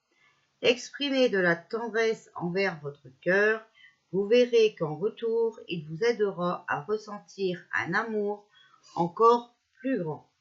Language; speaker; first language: French; native; French